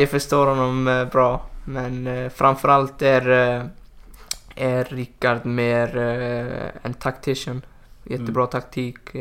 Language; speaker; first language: Swedish; non-native, fluent; Icelandic